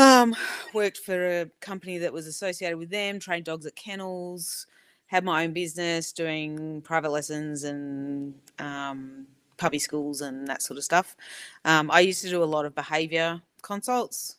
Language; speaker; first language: English; native; English